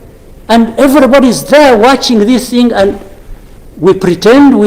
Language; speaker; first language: English; non-native, local second language; Kinyarwanda